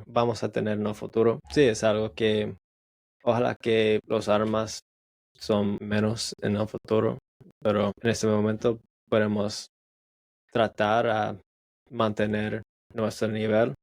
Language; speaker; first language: Spanish; non-native, learner; English